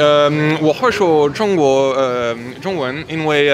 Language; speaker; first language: Chinese; non-native, learner; French